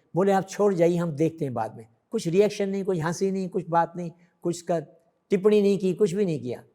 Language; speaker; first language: Hindi; early bilingual, other home language; Sindhi